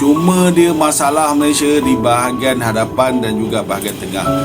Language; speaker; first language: Malay; native; Malay